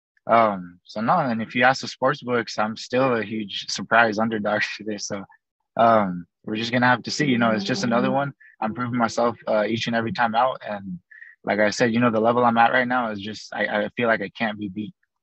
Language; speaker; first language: English; early bilingual, other home language; Spanish